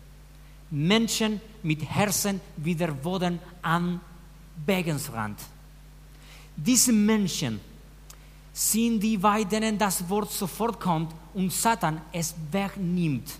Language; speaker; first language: German; non-native, fluent; Spanish